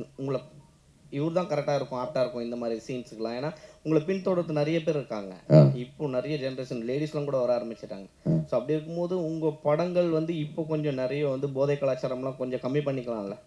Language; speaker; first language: Tamil; native; Tamil